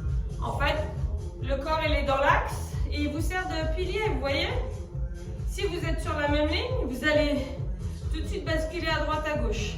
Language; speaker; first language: French; native; French